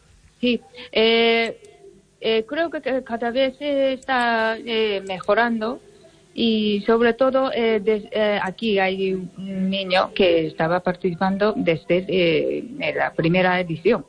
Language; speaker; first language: Spanish; non-native, learner; Japanese